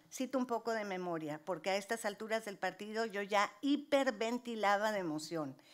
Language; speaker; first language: Spanish; native; Spanish